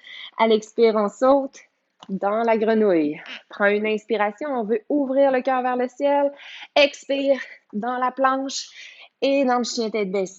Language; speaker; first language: French; native; French